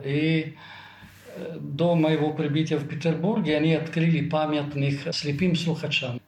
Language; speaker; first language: Russian; non-native, fluent; Italian